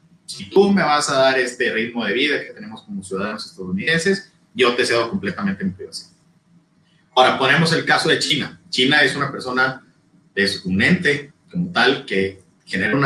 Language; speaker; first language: Spanish; native; Spanish